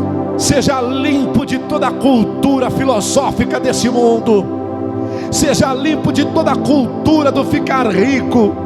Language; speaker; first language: Portuguese; native; Portuguese